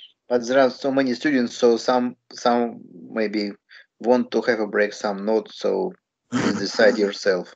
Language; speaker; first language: English; non-native, fluent; Russian